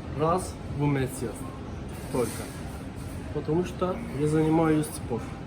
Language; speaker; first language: Russian; non-native, learner; Turkish